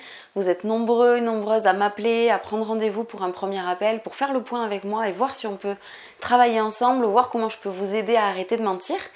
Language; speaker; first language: French; native; French